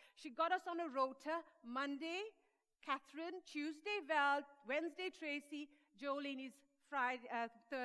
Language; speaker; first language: English; native; English